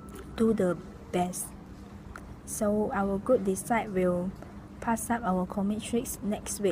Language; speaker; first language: English; non-native, local second language; Malay